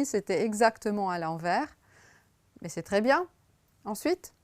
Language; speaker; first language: French; non-native, fluent; Romanian